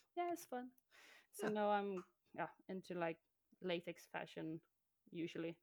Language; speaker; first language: English; non-native, fluent; Swedish